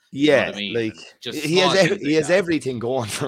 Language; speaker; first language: English; native; English